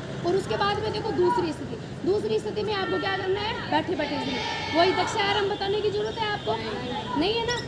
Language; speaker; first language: Hindi; native; Hindi